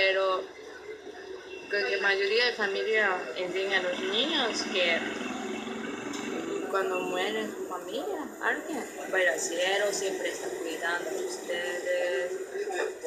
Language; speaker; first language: Spanish; non-native, learner; Japanese